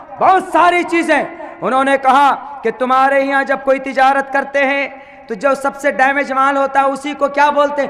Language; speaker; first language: Urdu; native; Urdu